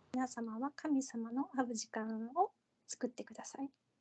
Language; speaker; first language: Japanese; non-native, fluent; Korean